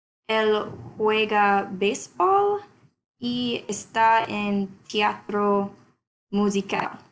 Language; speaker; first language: Spanish; non-native, learner; English